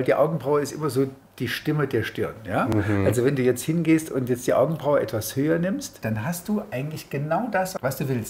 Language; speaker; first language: German; native; German